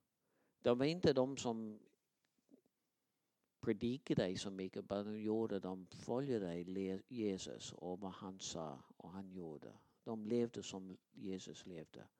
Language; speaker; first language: Swedish; non-native, fluent; English